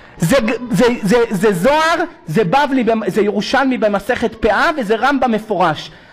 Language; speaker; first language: Hebrew; native; Hebrew